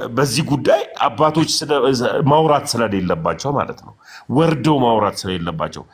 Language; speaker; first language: Amharic; non-native, local second language; Oromo